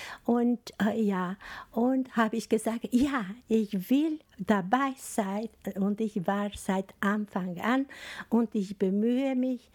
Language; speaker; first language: German; non-native, learner; Albanian